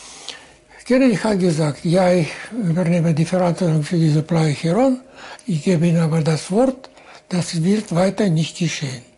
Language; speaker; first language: German; non-native, fluent; Russian